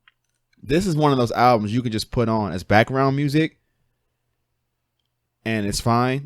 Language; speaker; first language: English; native; English